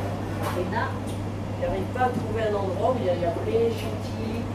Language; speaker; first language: French; native; French